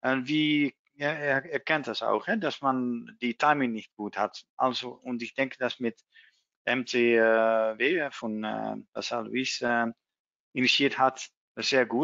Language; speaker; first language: German; non-native, learner; Dutch